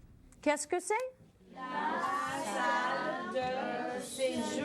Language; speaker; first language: French; non-native, fluent; English